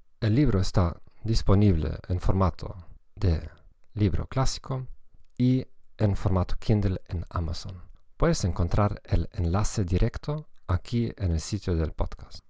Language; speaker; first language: Spanish; non-native, fluent; German